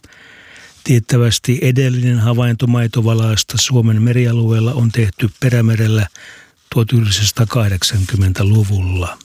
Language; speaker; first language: Finnish; native; Finnish